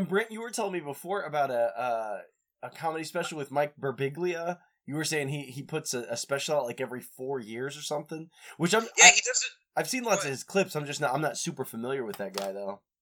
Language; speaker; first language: English; native; English